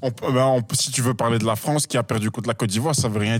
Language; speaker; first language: French; native; French